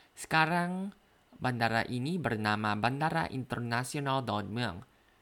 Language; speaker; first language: Indonesian; non-native, learner; Thai